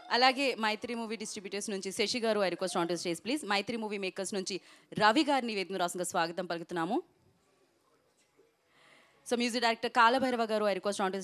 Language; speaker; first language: Telugu; native; Telugu